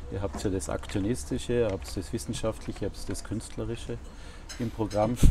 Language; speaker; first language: German; native; German